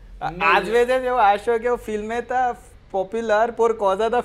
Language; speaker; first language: Portuguese; non-native, learner; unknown